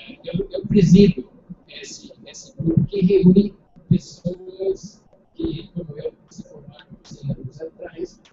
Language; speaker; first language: Portuguese; non-native, fluent; English